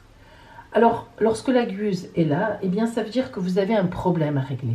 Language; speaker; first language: French; native; French